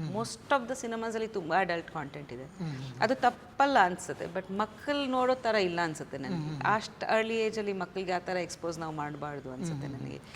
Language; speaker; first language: Kannada; non-native, fluent; Bangla